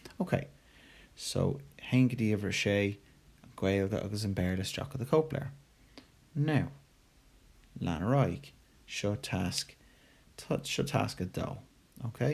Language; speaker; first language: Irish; non-native, local second language; English